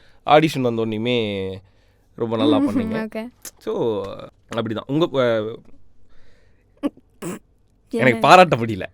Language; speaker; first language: Tamil; native; Tamil